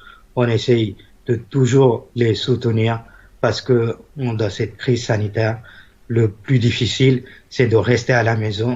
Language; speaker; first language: French; non-native, fluent; Bangla